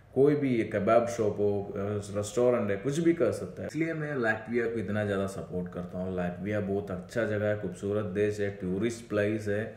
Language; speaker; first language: Hindi; non-native, local second language; Malayalam